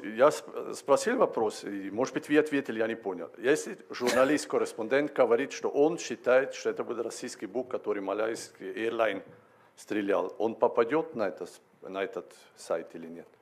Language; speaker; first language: Russian; non-native, learner; Swedish